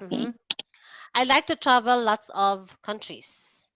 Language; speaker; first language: English; non-native, fluent; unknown